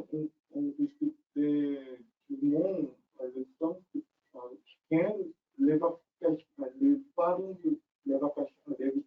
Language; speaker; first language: French; non-native, learner; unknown